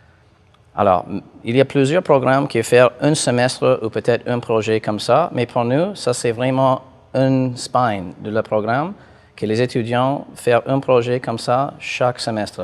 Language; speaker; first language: French; non-native, fluent; English